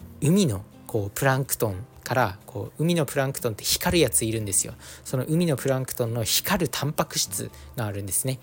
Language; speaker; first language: Japanese; native; Japanese